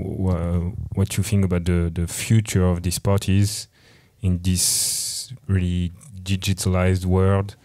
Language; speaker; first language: English; non-native, fluent; French